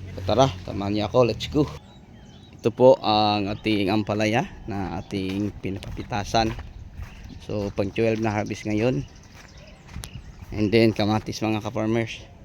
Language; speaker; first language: Filipino; native; Filipino